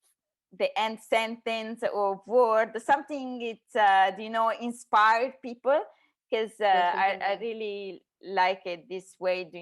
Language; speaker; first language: English; non-native, learner; Italian